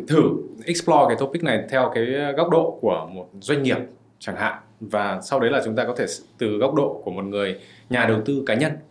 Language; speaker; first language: Vietnamese; early bilingual, heritage; Vietnamese